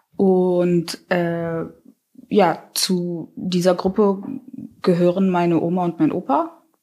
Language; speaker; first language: German; early bilingual, other home language; Russian